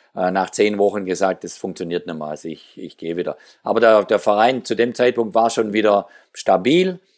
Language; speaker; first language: German; native; German